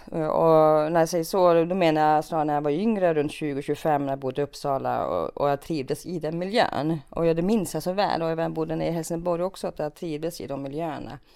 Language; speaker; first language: Swedish; early bilingual, other home language; Finnish